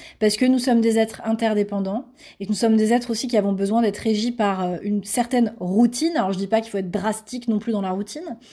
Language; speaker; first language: French; native; French